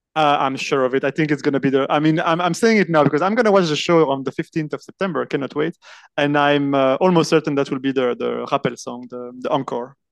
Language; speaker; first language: English; non-native, fluent; French